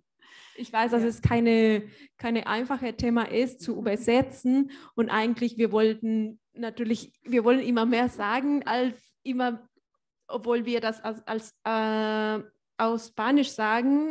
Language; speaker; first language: German; non-native, learner; Spanish